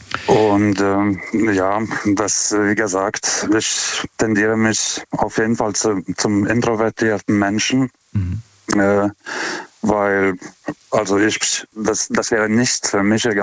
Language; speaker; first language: German; non-native, fluent; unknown